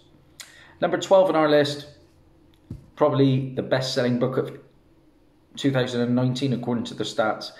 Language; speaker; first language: English; native; English